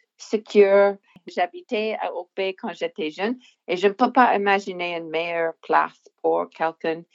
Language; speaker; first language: French; non-native, local second language; English